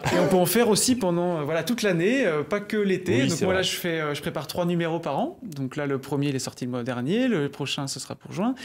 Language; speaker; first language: French; native; French